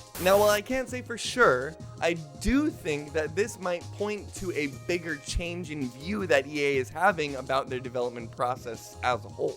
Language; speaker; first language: English; native; English